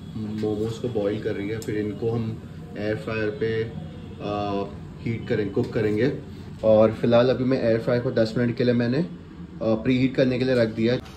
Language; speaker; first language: Hindi; native; Hindi